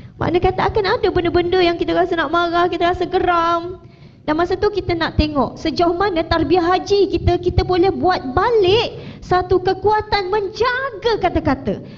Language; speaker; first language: Malay; native; Malay